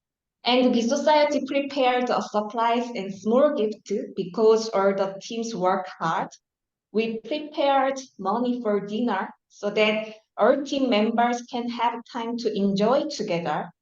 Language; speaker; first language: English; non-native, learner; Korean